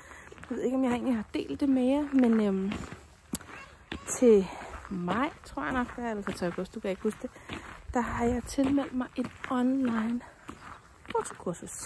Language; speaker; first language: Danish; native; Danish